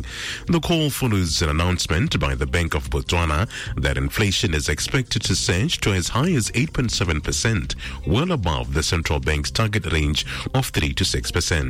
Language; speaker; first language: English; non-native, local second language; Tswana